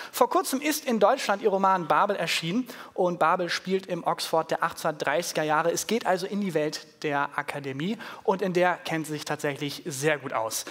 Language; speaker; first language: German; native; German